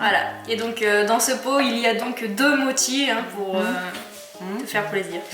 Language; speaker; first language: French; native; French